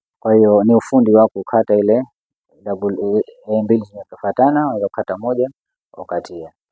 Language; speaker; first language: Swahili; native; Swahili